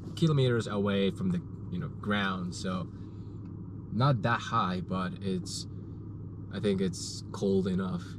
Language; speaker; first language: English; non-native, fluent; Japanese